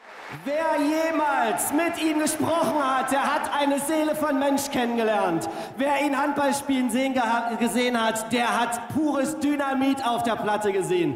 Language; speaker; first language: German; native; German